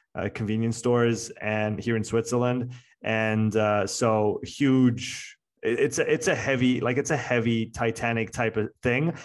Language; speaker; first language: English; non-native, fluent; French